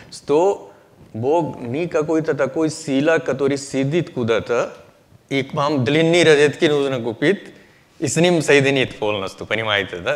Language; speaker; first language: Russian; non-native, learner; Hindi